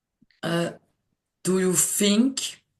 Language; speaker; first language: English; non-native, learner; French